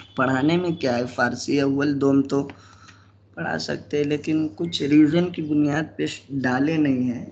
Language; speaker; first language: Urdu; native; Urdu